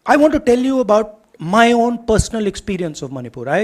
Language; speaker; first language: English; non-native, local second language; Hindi